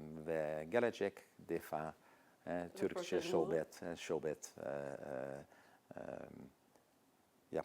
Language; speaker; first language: Turkish; non-native, learner; Dutch